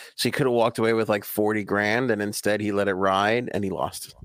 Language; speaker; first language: English; native; English